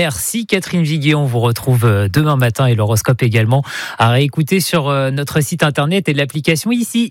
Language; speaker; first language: French; native; French